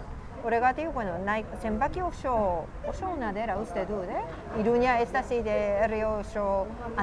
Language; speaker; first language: Basque; non-native, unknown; Japanese